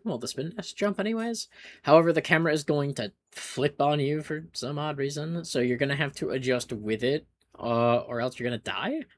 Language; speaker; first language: English; native; English